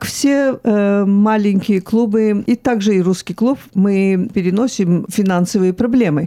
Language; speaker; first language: Russian; early bilingual, heritage; Russian